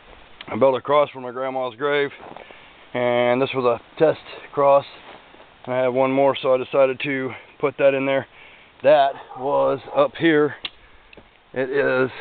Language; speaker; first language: English; native; English